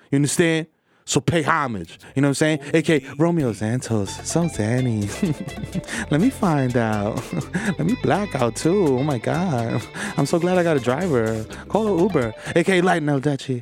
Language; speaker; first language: English; early bilingual, other home language; Spanish